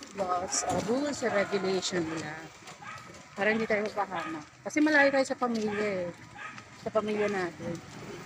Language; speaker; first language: Filipino; native; Filipino